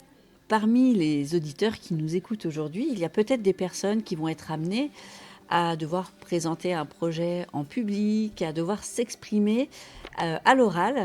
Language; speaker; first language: French; native; French